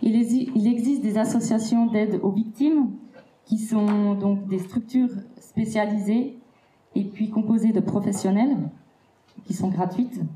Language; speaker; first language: French; native; French